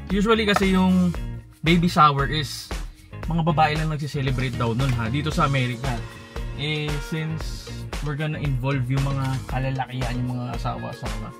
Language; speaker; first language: Filipino; native; Filipino